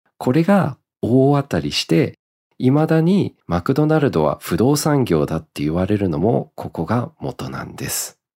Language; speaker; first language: Japanese; early bilingual, heritage; Japanese